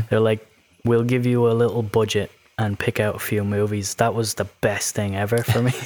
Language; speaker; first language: English; native; English